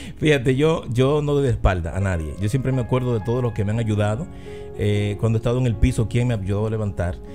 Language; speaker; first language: Spanish; native; Spanish